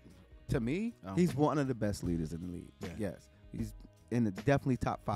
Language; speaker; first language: English; native; English